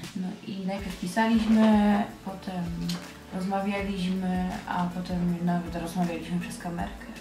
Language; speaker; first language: Polish; native; Polish